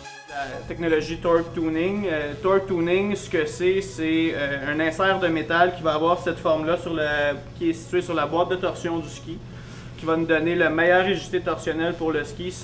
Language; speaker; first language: French; native; French